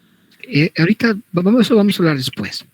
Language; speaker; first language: Spanish; native; Spanish